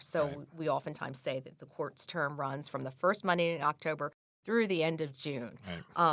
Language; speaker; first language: English; native; English